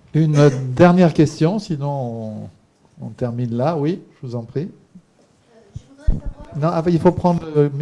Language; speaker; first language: French; native; French